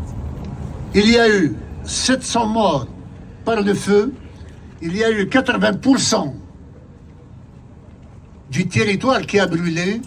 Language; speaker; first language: French; non-native, local second language; Kabyle